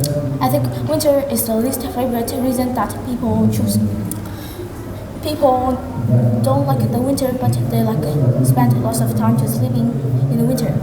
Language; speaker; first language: English; non-native, learner; Vietnamese